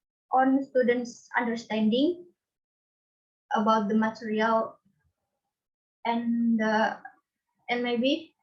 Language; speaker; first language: English; non-native, fluent; Indonesian